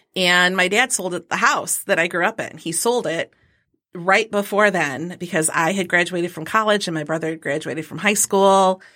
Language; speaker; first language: English; native; English